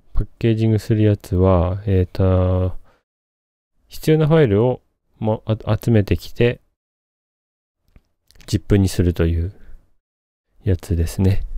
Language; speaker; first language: Japanese; native; Japanese